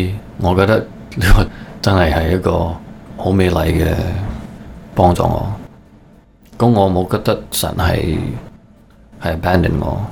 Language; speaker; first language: Cantonese; early bilingual, heritage; Cantonese